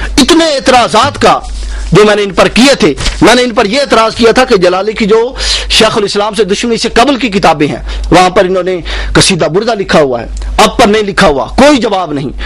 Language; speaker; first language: Urdu; native; Urdu